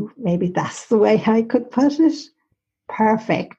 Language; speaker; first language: English; native; English